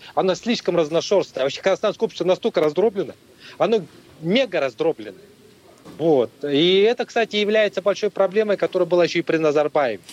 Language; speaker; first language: Russian; native; Russian